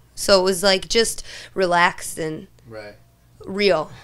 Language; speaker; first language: English; native; English